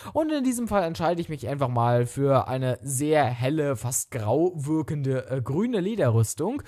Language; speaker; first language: German; native; German